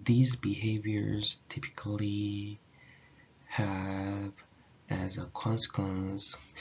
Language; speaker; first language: English; non-native, fluent; Korean